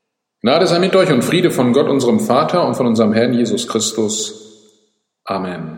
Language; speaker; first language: German; native; German